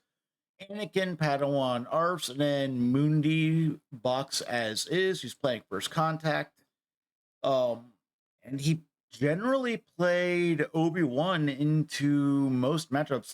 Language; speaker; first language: English; native; English